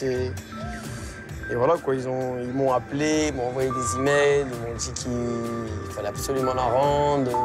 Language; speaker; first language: French; native; French